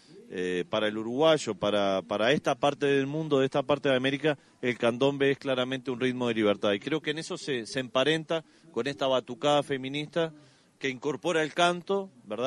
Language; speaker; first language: Spanish; native; Spanish